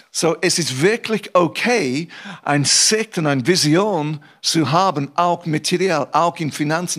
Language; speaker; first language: German; non-native, fluent; English